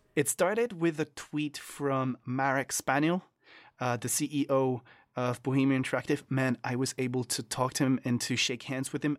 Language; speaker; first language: English; non-native, fluent; French